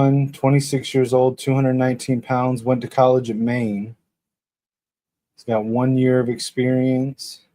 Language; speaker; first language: English; native; English